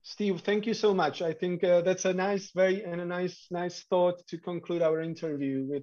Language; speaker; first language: English; non-native, fluent; Slovak